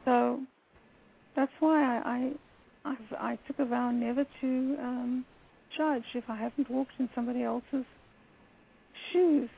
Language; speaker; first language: English; native; English